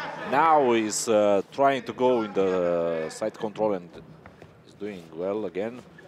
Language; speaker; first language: English; non-native, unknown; Romanian